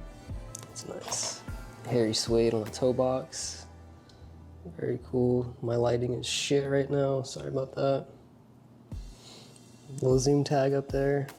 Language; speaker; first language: English; native; English